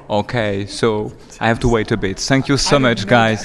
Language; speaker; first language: English; non-native, fluent; French